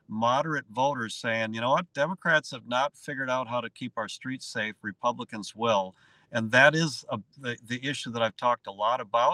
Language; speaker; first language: English; native; English